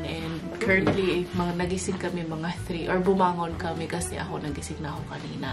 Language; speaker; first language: Filipino; native; Filipino